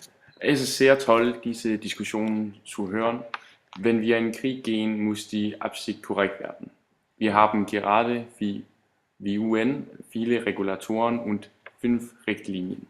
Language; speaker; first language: German; non-native, learner; Danish